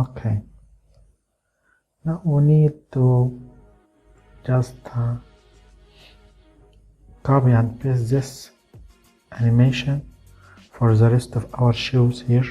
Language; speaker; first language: English; non-native, fluent; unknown